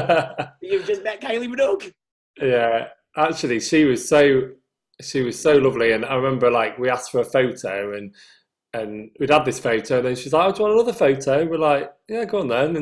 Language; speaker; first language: English; native; English